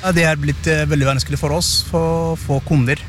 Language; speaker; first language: Norwegian; non-native, fluent; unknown